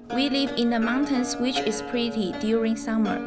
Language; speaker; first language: English; non-native, learner; Chinese